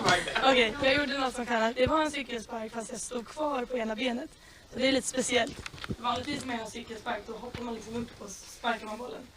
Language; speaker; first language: Swedish; native; Swedish